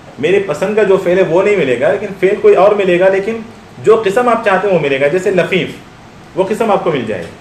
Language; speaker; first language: Urdu; native; Urdu